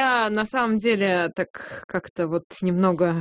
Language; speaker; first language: Russian; native; Russian